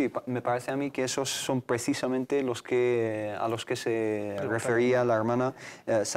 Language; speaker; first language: Spanish; native; Spanish